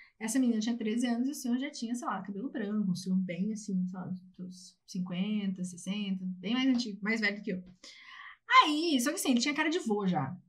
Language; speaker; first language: Portuguese; native; Portuguese